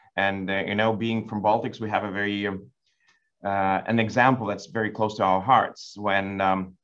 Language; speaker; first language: English; non-native, fluent; Lithuanian